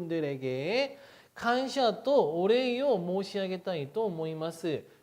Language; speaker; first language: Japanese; non-native, fluent; Korean